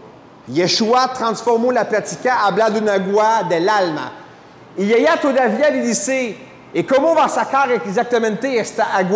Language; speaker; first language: Spanish; non-native, fluent; French